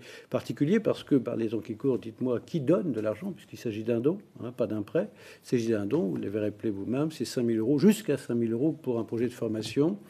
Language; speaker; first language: French; native; French